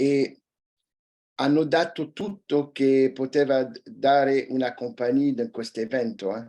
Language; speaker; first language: Italian; early bilingual, heritage; French